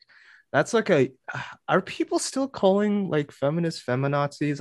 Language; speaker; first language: English; native; English